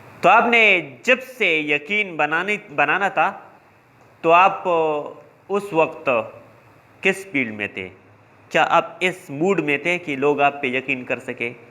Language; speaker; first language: Urdu; non-native, local second language; Pashto